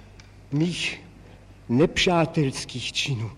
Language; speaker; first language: Czech; non-native, fluent; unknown